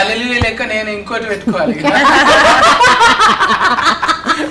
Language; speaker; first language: Telugu; native; Telugu